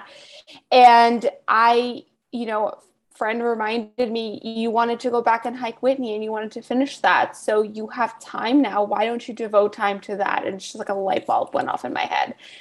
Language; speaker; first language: English; native; English